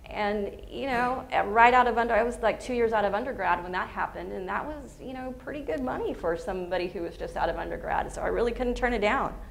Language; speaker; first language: English; native; English